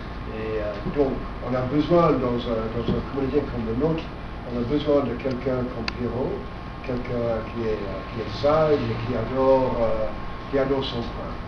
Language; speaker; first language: French; non-native, fluent; English